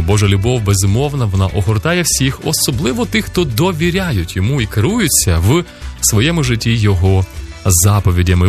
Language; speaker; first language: Ukrainian; native; Ukrainian